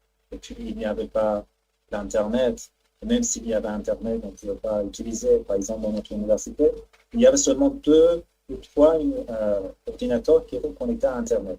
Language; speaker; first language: French; non-native, fluent; Persian